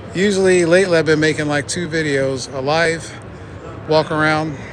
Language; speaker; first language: English; native; English